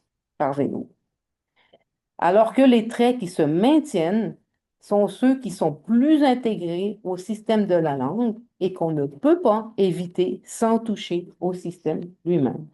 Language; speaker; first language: French; native; French